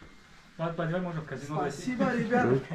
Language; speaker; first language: Russian; non-native, local second language; Tajik